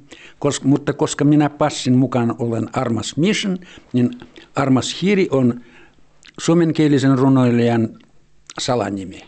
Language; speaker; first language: Finnish; early bilingual, heritage; Finnish